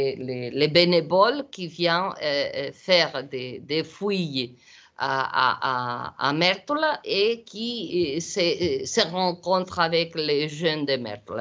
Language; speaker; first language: French; non-native, learner; Portuguese